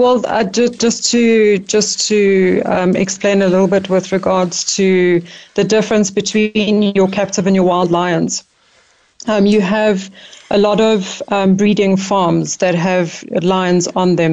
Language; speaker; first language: English; native; English